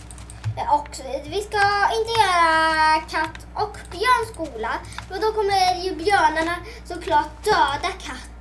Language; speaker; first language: Swedish; native; Swedish